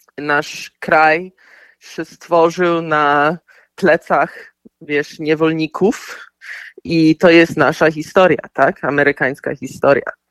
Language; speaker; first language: Polish; early bilingual, heritage; Polish